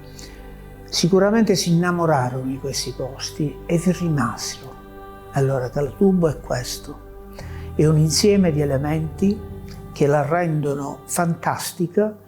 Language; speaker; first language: Italian; native; Italian